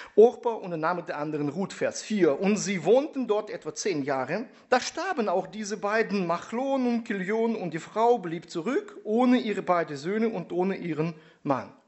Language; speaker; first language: German; non-native, fluent; Russian